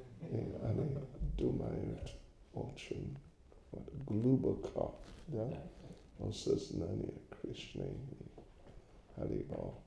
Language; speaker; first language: Russian; non-native, learner; English